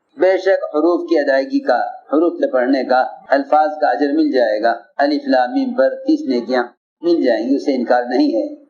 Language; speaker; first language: Urdu; native; Urdu